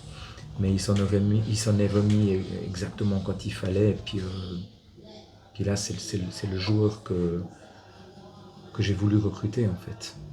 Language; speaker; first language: French; native; French